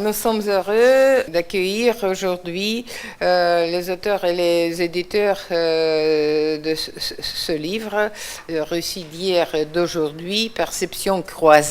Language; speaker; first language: French; non-native, fluent; Russian